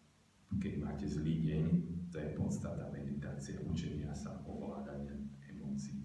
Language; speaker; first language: Slovak; native; Slovak